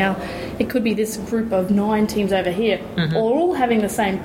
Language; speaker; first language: English; native; English